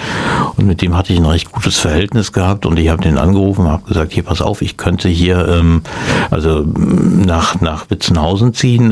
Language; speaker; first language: German; native; German